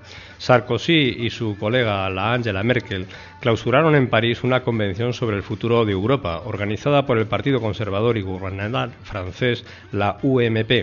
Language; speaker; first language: Spanish; native; Spanish